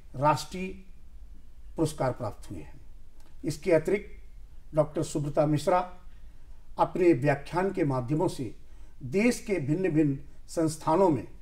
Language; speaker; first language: Hindi; native; Hindi